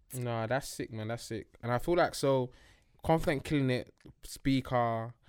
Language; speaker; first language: English; early bilingual, other home language; Yoruba